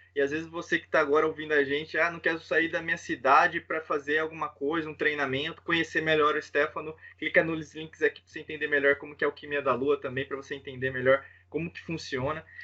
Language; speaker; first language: Portuguese; native; Portuguese